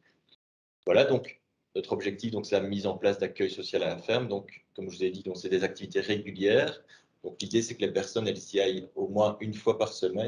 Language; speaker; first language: French; native; French